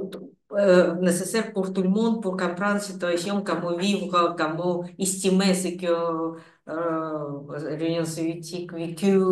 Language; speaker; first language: French; non-native, fluent; Russian